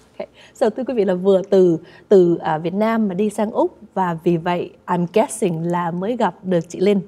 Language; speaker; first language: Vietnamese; early bilingual, heritage; Vietnamese